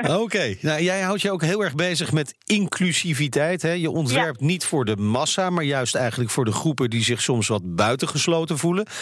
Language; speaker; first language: Dutch; native; Dutch